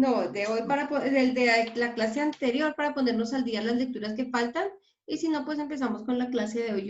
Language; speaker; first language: Spanish; native; Spanish